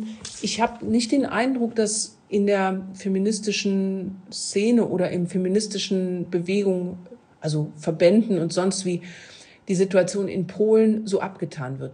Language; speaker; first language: German; native; German